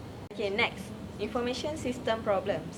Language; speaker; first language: English; non-native, learner; Malay